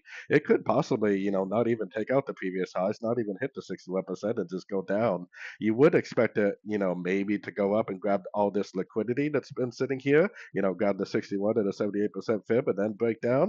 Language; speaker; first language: English; native; English